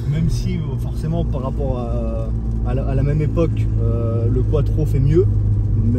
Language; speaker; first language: French; native; French